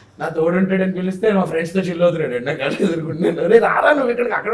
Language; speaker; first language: Telugu; native; Telugu